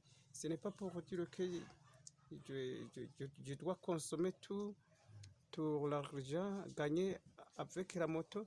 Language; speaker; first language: French; non-native, local second language; Rundi